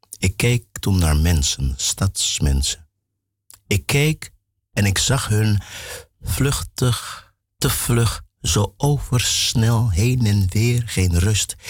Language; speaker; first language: Dutch; early bilingual, other home language; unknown